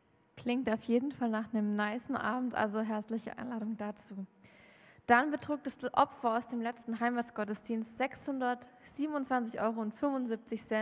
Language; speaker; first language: German; native; German